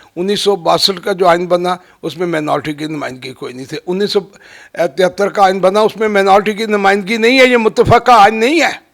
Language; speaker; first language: Urdu; non-native, local second language; Punjabi